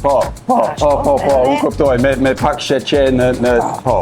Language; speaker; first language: Albanian; non-native, learner; English